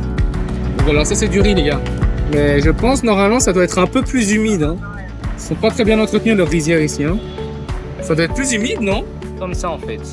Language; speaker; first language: French; native; French